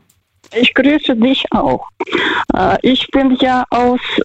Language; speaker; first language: German; non-native, fluent; Russian